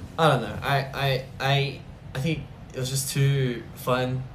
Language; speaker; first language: English; early bilingual, other home language; Korean